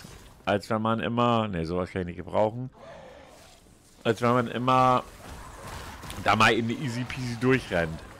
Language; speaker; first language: German; native; German